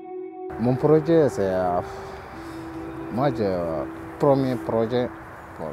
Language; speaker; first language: French; non-native, learner; Oromo